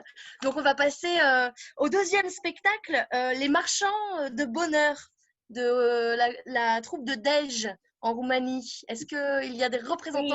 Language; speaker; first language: French; native; French